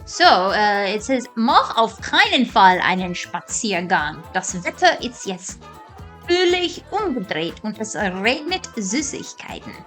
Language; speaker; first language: German; non-native, fluent; English